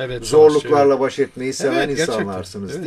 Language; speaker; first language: Turkish; native; Turkish